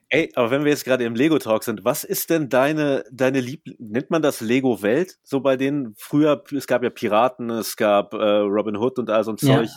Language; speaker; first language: German; native; German